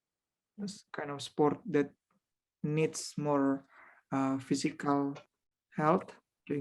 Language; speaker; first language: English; non-native, fluent; Indonesian